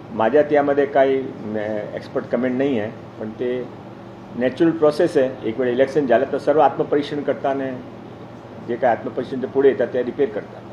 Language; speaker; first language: Marathi; non-native, local second language; Hindi